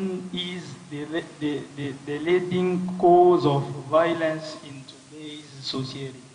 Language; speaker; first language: English; non-native, learner; French